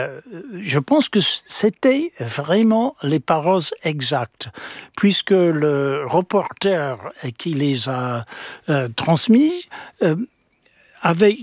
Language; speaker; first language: French; non-native, fluent; English